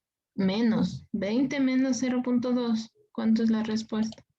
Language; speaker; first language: Spanish; native; Spanish